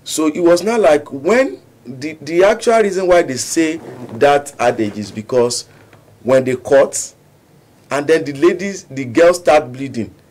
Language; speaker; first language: English; non-native, local second language; Yoruba